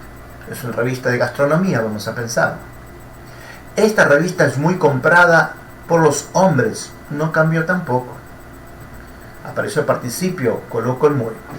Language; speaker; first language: Spanish; non-native, fluent; Portuguese